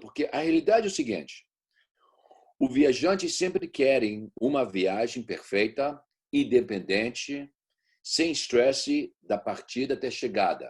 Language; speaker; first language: Portuguese; early bilingual, heritage; Portuguese